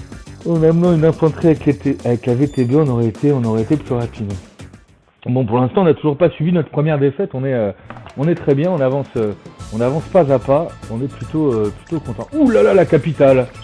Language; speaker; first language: French; native; French